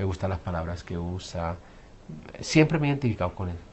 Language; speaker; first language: Spanish; native; Spanish